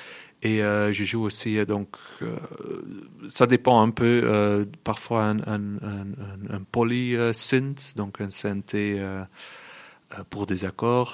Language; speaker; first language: French; non-native, local second language; Dutch